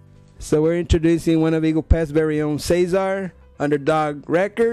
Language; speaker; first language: English; native; English